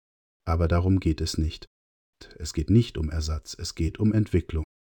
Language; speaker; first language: German; native; German